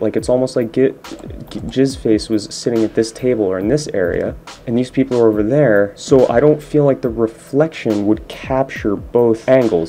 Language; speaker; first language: English; native; English